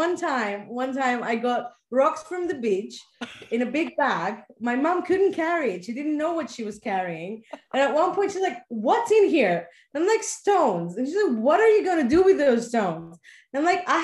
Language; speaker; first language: English; non-native, fluent; Greek